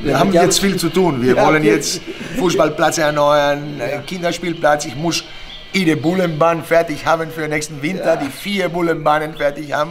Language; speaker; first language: German; non-native, fluent; Spanish